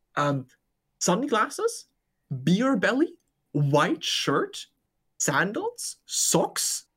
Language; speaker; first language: English; non-native, fluent; German